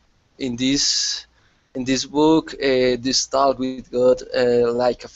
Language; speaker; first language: English; non-native, learner; Spanish